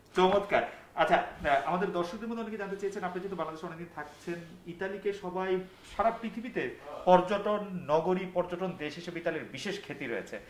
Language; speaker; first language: Bangla; native; Bangla